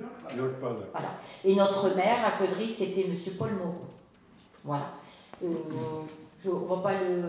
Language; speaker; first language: French; native; French